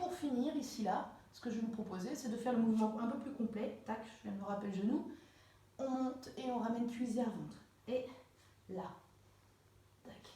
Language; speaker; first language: French; native; French